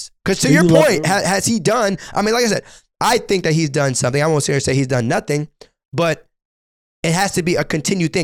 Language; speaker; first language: English; native; English